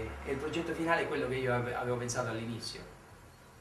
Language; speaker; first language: Italian; native; Italian